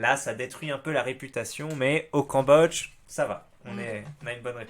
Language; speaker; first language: French; native; French